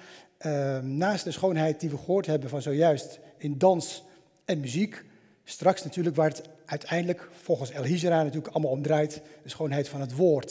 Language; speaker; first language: Dutch; native; Dutch